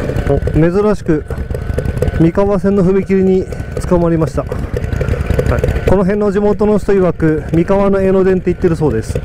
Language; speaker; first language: Japanese; native; Japanese